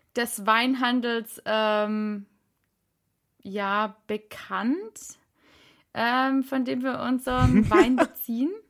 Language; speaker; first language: German; native; German